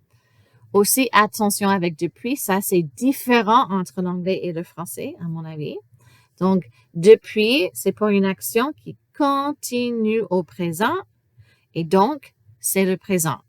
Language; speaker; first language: French; non-native, fluent; English